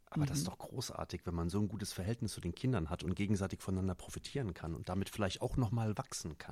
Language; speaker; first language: German; native; German